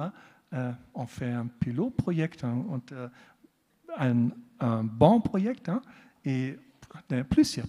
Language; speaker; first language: French; non-native, learner; German